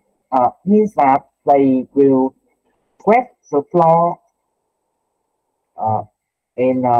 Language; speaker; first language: English; non-native, learner; Vietnamese